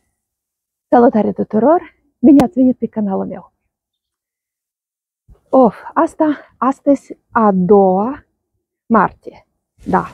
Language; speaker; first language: Romanian; non-native, learner; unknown